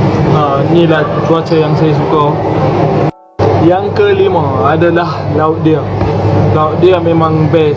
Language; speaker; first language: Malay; non-native, fluent; Arabic